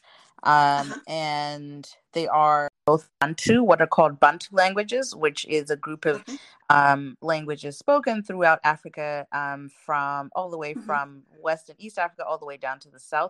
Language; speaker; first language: English; non-native, local second language; Shona